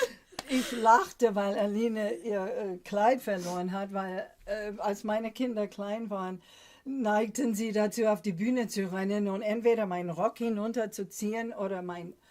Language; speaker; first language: German; non-native, fluent; English